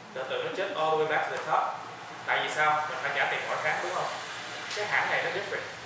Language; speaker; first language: Vietnamese; early bilingual, heritage; Vietnamese